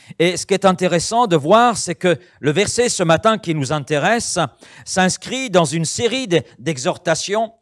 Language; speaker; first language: French; native; French